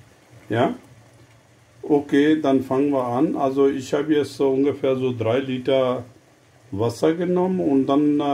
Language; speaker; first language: German; non-native, fluent; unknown